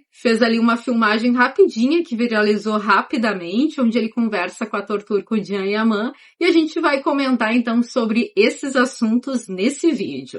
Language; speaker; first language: Portuguese; native; Portuguese